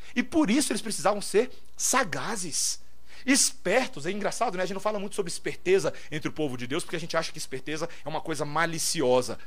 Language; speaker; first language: Portuguese; native; Portuguese